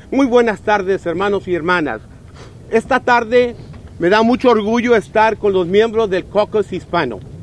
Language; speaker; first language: Spanish; early bilingual, heritage; Spanish